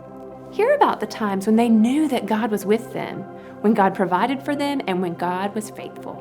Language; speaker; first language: English; native; English